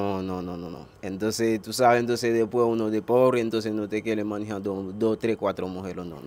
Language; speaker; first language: Spanish; non-native, learner; Haitian Creole